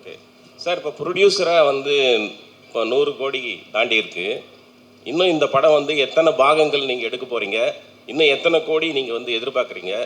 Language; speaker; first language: Tamil; native; Tamil